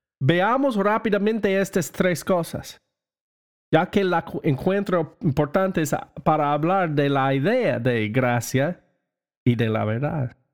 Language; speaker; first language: Spanish; non-native, learner; English